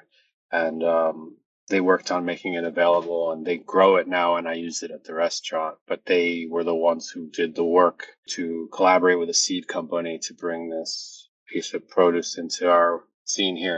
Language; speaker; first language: English; native; English